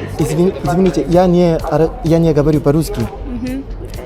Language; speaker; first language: Russian; non-native, learner; Korean